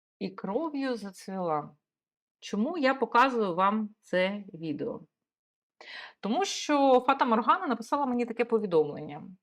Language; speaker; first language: Ukrainian; native; Ukrainian